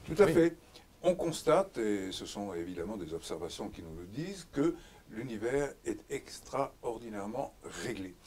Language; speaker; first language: French; native; French